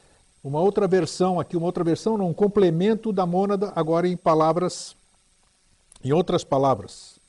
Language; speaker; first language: Portuguese; native; Portuguese